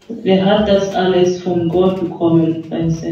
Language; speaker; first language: German; non-native, fluent; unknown